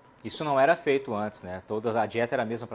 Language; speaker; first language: Portuguese; native; Portuguese